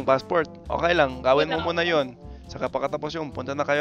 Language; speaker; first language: Filipino; non-native, fluent; English